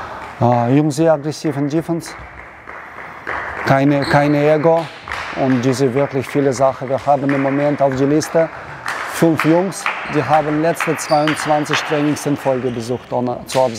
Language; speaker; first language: German; non-native, learner; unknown